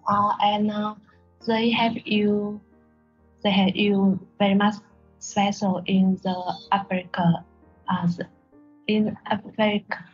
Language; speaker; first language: English; non-native, learner; Vietnamese